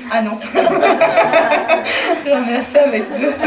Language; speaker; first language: French; non-native, learner; Spanish